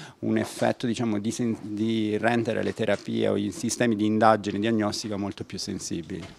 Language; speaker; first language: Italian; native; Italian